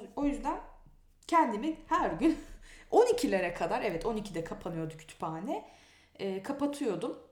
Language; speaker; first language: Turkish; native; Turkish